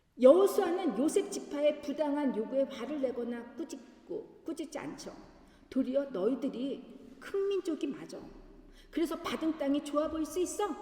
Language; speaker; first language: Korean; native; Korean